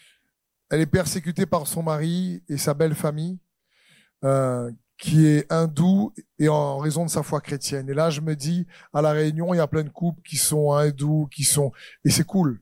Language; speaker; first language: French; native; French